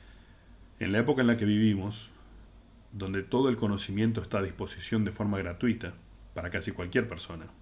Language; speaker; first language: Spanish; native; Spanish